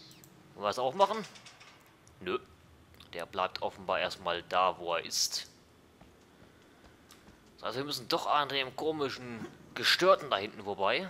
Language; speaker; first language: German; native; German